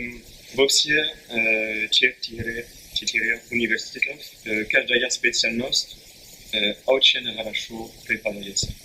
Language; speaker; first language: Russian; non-native, learner; French